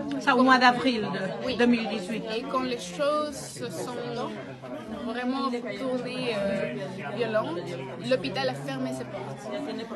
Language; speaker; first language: French; early bilingual, heritage; Spanish